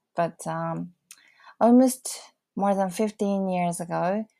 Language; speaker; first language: English; non-native, fluent; Japanese